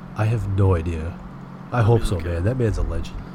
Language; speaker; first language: English; early bilingual, other home language; Hindi